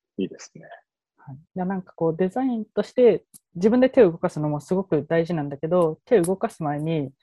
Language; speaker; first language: Japanese; native; Japanese